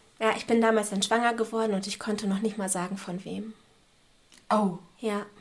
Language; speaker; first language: German; native; German